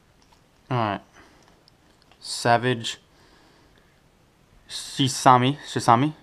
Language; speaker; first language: English; native; English